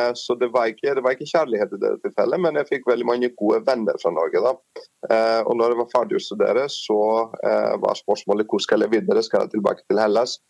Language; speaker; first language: Norwegian; non-native, fluent; Greek